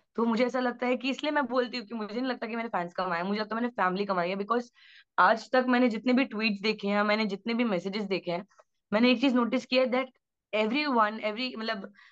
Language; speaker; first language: Hindi; native; Hindi